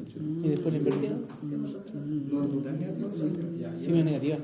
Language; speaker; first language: Spanish; native; Spanish